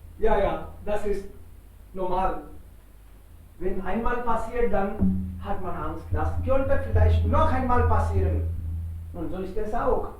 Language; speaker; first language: German; non-native, fluent; Hindi